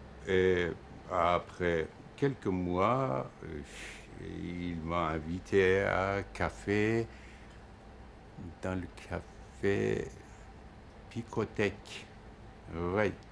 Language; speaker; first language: French; non-native, fluent; Persian